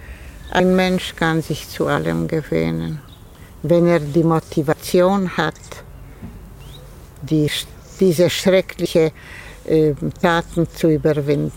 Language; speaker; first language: German; non-native, fluent; Polish